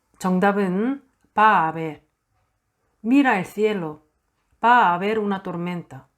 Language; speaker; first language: Spanish; non-native, fluent; Korean